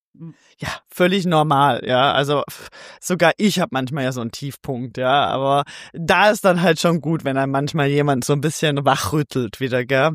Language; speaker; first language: German; native; German